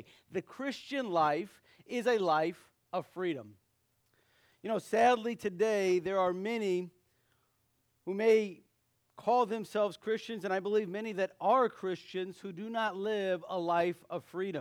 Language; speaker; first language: English; native; English